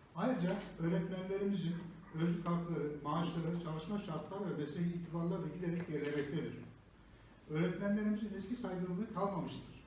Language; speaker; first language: Turkish; native; Turkish